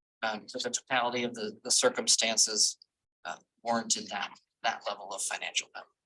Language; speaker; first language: English; native; English